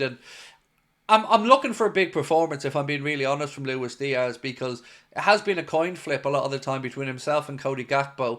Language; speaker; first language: English; native; English